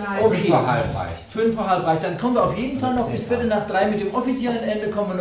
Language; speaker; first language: German; native; German